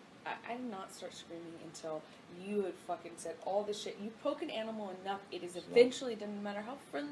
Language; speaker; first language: English; native; English